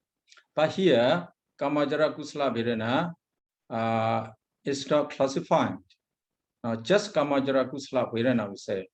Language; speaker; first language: English; non-native, learner; Burmese